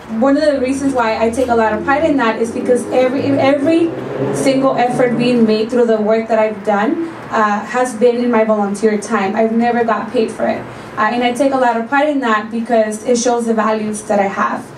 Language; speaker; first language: English; early bilingual, other home language; Spanish